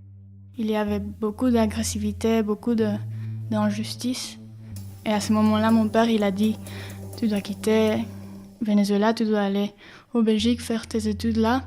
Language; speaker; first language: French; non-native, fluent; Spanish